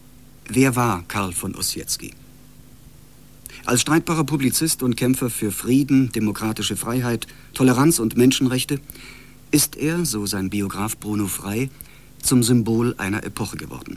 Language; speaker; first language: German; native; German